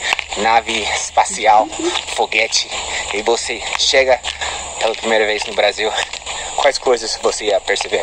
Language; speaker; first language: Portuguese; non-native, fluent; English